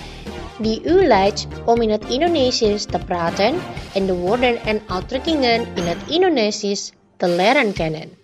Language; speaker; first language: Dutch; non-native, learner; Indonesian